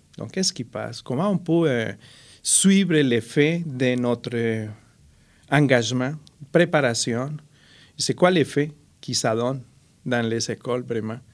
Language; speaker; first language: French; non-native, fluent; Spanish